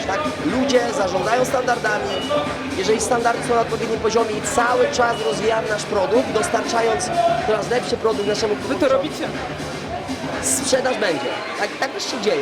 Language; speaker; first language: Polish; native; Polish